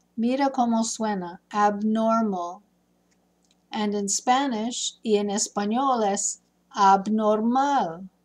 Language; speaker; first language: Spanish; non-native, fluent; English